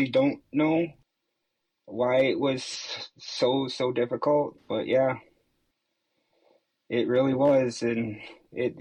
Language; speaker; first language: English; native; English